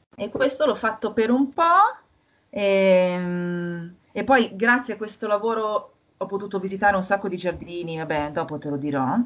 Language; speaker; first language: Italian; native; Italian